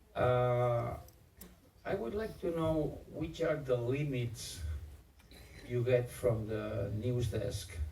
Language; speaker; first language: English; non-native, fluent; Catalan